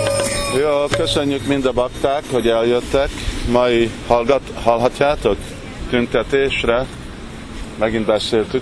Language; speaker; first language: Hungarian; early bilingual, heritage; Hungarian